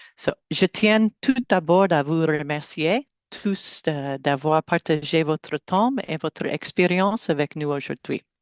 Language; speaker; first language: French; non-native, learner; English